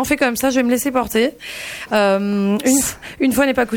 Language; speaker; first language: French; native; French